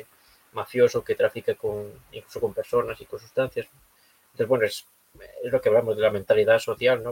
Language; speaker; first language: Spanish; native; Spanish